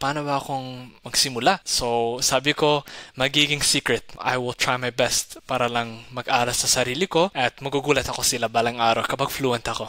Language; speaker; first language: Filipino; non-native, fluent; Somali